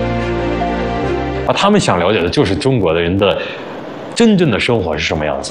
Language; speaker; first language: Chinese; early bilingual, other home language; Arabic